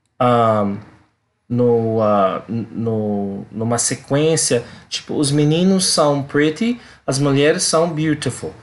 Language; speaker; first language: Portuguese; non-native, learner; English